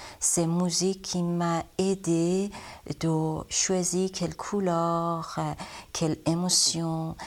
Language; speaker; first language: French; non-native, learner; Persian